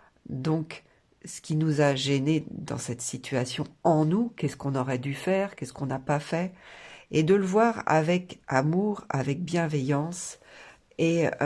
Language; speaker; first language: French; native; French